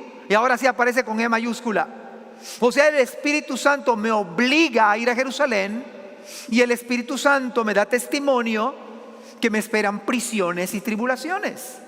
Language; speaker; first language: Spanish; native; Spanish